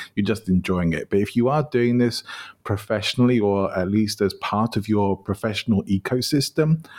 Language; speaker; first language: English; native; English